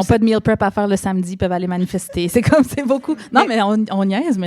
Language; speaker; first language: French; native; French